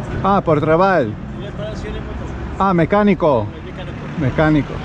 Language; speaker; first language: Spanish; non-native, fluent; Croatian